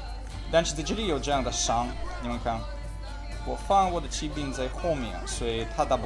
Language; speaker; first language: Chinese; non-native, learner; Russian